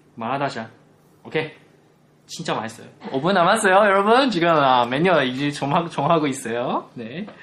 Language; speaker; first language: Korean; non-native, fluent; Chinese